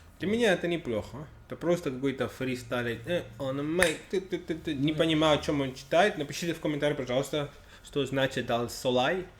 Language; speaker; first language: Russian; non-native, learner; English